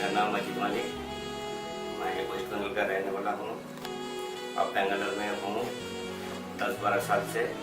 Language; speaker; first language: Hindi; non-native, local second language; Bangla